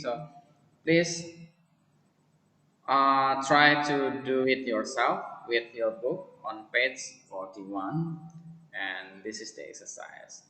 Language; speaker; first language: English; non-native, fluent; Indonesian